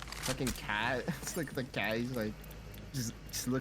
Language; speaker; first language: English; native; English